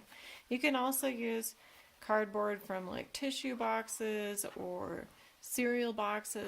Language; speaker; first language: English; native; English